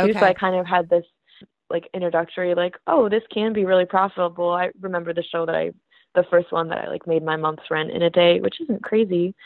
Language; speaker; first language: English; native; English